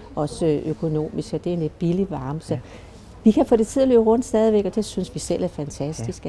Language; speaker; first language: Danish; native; Danish